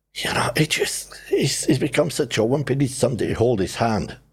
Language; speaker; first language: English; native; English